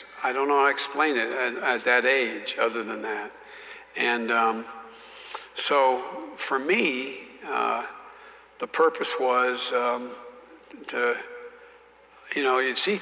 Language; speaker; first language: English; native; English